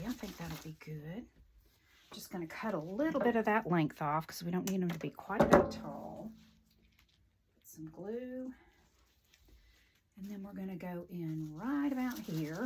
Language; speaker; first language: English; native; English